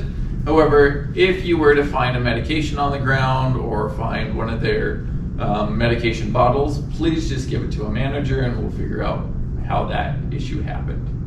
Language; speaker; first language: English; native; English